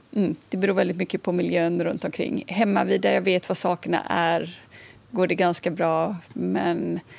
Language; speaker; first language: Swedish; native; Swedish